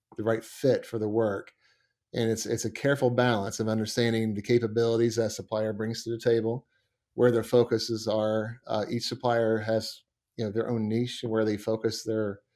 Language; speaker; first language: English; native; English